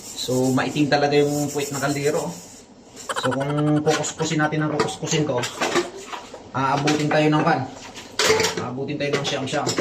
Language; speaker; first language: Filipino; non-native, local second language; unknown